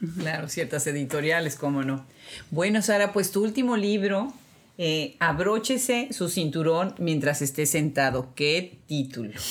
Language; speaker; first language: Spanish; native; Spanish